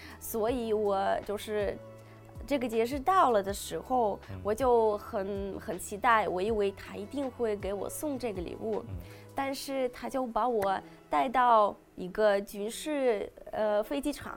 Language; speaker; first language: Chinese; non-native, fluent; Russian